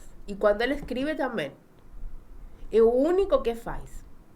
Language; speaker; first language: Portuguese; non-native, fluent; Spanish